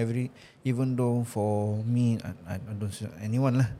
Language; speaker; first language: English; non-native, local second language; Malay